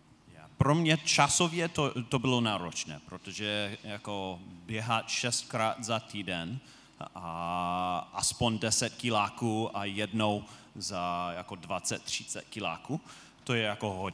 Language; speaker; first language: Czech; non-native, fluent; English